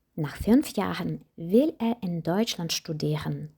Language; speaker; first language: German; non-native, fluent; Ukrainian